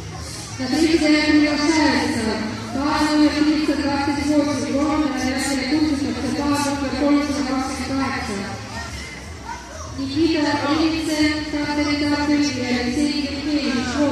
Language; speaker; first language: Russian; native; Russian